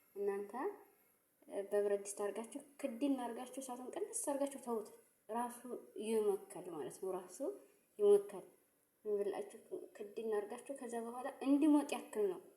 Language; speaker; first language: Amharic; native; Amharic